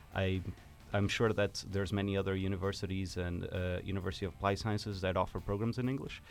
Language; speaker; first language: English; non-native, fluent; Portuguese